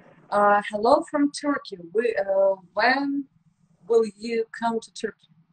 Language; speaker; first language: English; non-native, fluent; Russian